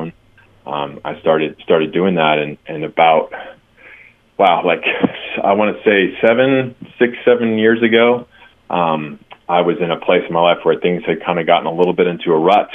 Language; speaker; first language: English; native; English